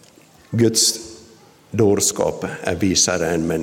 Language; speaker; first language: Swedish; non-native, local second language; Finnish